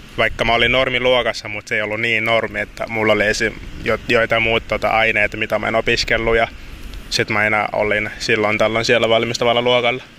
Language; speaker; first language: Finnish; early bilingual, other home language; Lingala